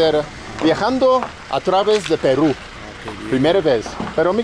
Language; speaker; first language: Spanish; non-native, learner; English